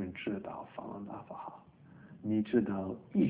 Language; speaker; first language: Chinese; early bilingual, heritage; Chinese